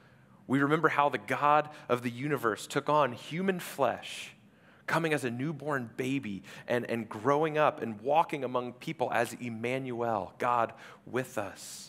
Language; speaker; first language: English; native; English